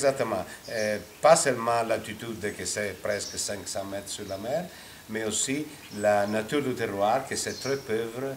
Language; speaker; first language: French; non-native, fluent; Italian